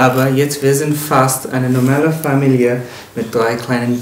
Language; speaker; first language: German; non-native, learner; English